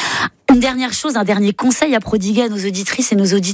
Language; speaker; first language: French; native; French